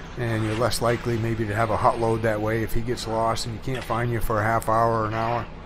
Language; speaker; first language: English; native; English